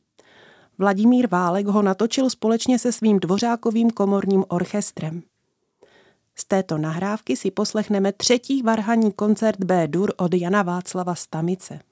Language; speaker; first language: Czech; native; Czech